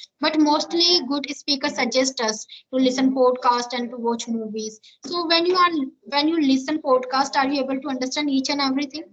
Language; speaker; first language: English; non-native, learner; Hindi